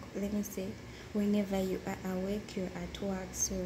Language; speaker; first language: English; non-native, local second language; Ganda